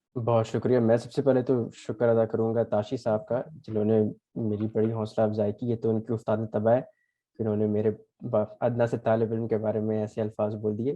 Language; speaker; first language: Urdu; early bilingual, other home language; English